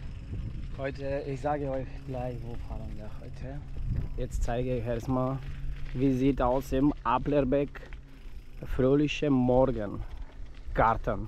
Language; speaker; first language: German; non-native, fluent; Polish